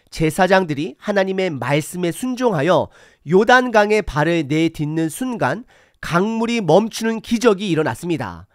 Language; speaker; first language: Korean; native; Korean